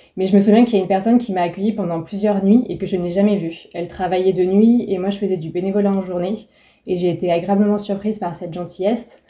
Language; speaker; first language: French; native; French